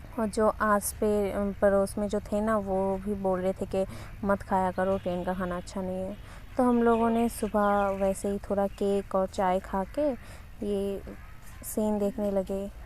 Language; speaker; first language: Hindi; non-native, local second language; Bangla